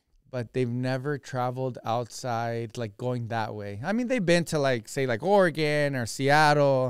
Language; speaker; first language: English; early bilingual, other home language; Spanish